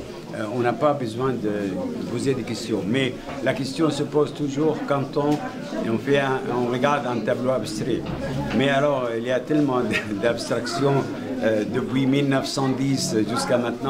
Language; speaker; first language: French; non-native, fluent; Arabic